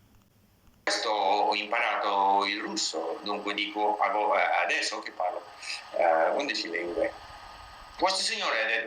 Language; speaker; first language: Italian; non-native, learner; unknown